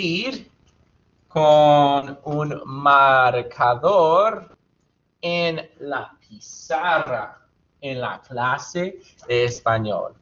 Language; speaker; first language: Spanish; non-native, fluent; English